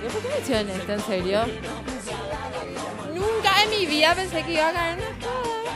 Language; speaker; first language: Spanish; native; Spanish